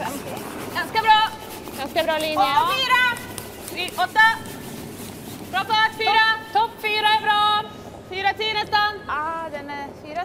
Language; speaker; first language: Swedish; native; Swedish